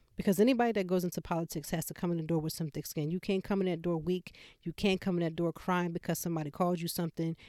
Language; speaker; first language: English; native; English